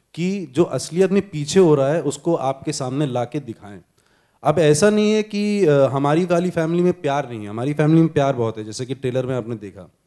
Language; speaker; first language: Hindi; native; Hindi